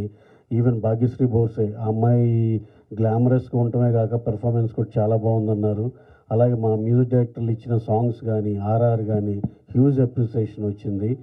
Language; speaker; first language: Telugu; native; Telugu